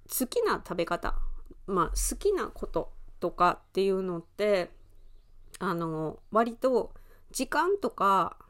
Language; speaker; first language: Japanese; native; Japanese